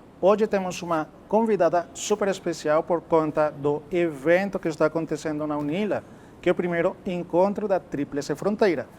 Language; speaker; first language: Portuguese; non-native, fluent; Spanish